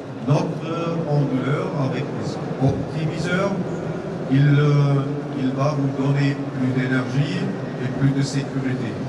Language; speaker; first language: French; non-native, learner; German